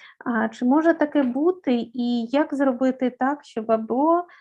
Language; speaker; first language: Ukrainian; native; Ukrainian